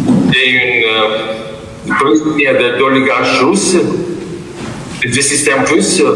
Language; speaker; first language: French; non-native, fluent; Georgian